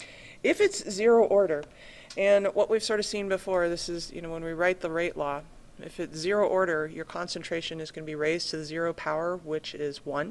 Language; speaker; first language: English; native; English